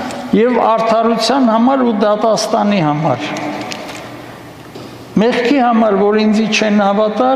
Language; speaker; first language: Armenian; native; Armenian